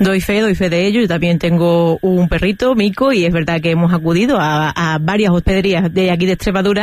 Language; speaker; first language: Spanish; native; Spanish